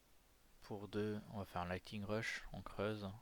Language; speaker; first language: French; native; French